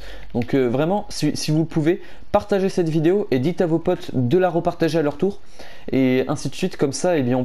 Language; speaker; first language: French; native; French